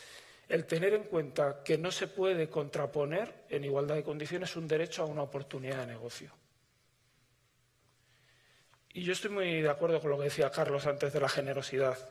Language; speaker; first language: Spanish; native; Spanish